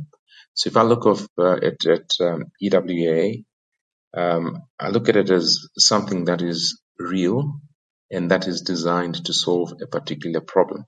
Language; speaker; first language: English; non-native, local second language; Shona